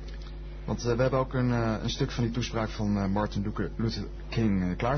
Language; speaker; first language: Dutch; native; Dutch